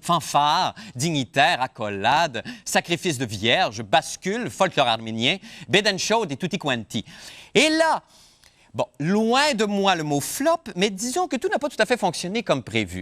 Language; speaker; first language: French; native; French